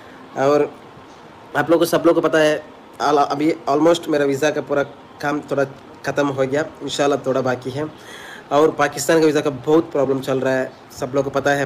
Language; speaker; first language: Hindi; non-native, local second language; Malayalam